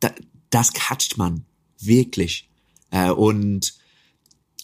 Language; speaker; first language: German; non-native, fluent; English